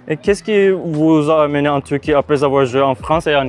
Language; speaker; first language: French; non-native, learner; Turkish